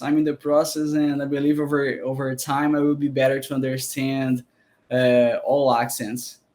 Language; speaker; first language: English; non-native, learner; Portuguese